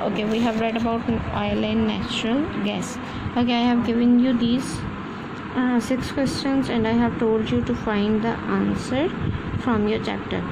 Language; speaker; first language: English; non-native, local second language; Urdu